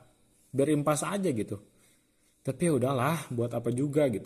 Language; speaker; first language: Indonesian; native; Indonesian